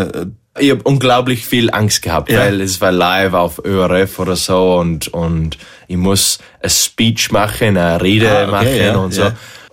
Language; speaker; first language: German; non-native, learner; English